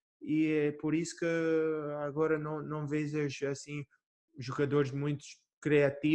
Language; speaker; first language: Portuguese; early bilingual, heritage; Portuguese